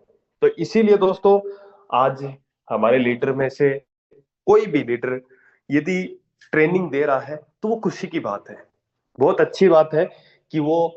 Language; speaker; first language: Hindi; native; Hindi